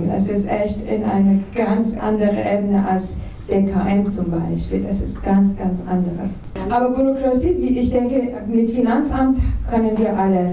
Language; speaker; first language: German; non-native, fluent; Persian